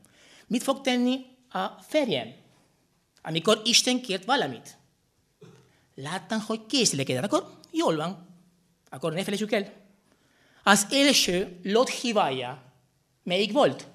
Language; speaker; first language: Hungarian; non-native, fluent; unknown